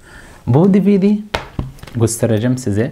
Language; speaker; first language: Turkish; non-native, fluent; Arabic